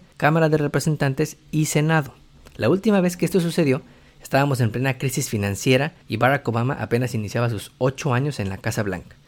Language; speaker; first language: Spanish; native; Spanish